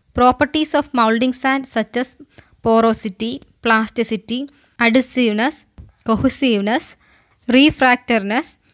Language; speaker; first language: English; non-native, local second language; Malayalam